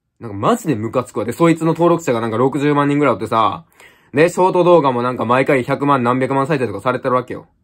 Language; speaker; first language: Japanese; native; Japanese